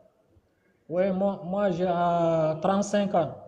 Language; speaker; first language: French; non-native, learner; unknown